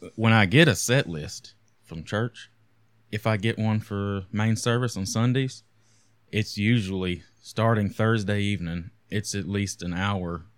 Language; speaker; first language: English; native; English